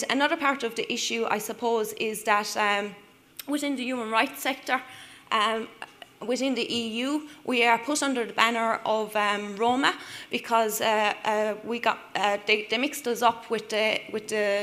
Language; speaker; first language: English; native; English